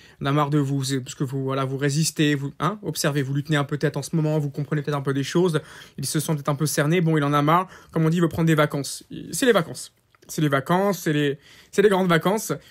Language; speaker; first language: French; native; French